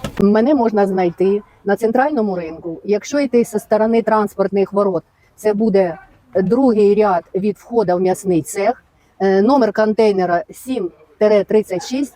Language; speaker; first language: Ukrainian; native; Ukrainian